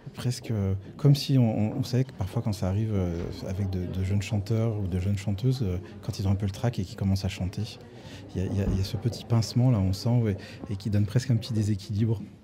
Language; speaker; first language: French; native; French